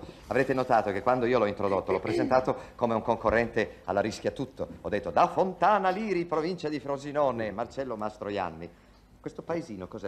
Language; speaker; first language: Italian; native; Italian